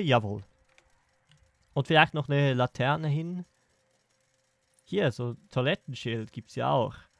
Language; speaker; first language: German; native; German